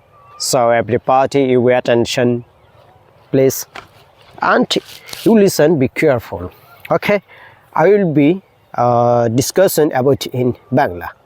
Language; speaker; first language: English; non-native, learner; Bangla